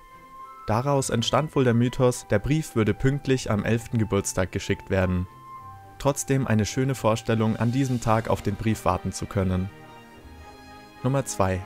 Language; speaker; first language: German; native; German